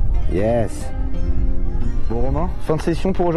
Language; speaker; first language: French; native; French